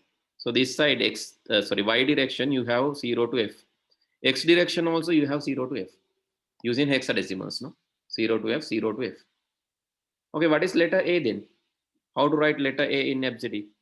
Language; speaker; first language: English; non-native, local second language; Sinhala